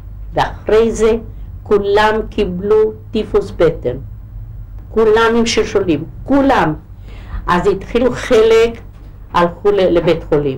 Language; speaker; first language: Hebrew; non-native, local second language; Hungarian